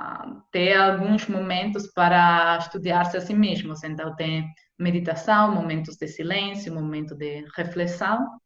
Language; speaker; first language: Portuguese; non-native, fluent; Italian